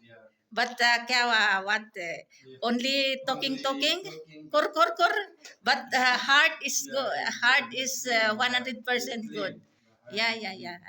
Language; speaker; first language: English; non-native, learner; Filipino